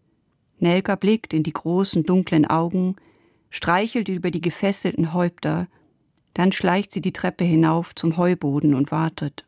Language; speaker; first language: German; native; German